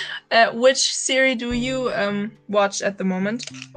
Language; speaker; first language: English; non-native, learner; German